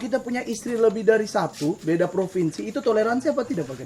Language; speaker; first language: Indonesian; native; Indonesian